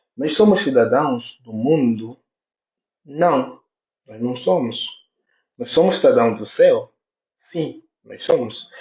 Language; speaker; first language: Portuguese; native; Portuguese